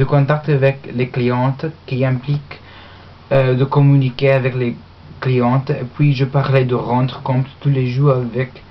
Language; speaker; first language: French; non-native, learner; English